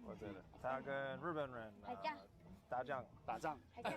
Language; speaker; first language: Chinese; non-native, learner; English